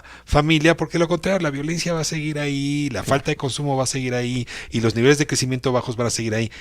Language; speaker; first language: Spanish; native; Spanish